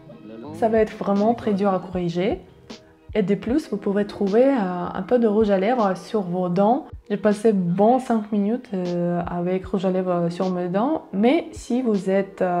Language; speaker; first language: French; non-native, learner; Russian